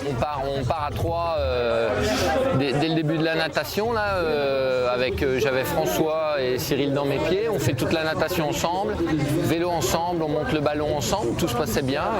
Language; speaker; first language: French; native; French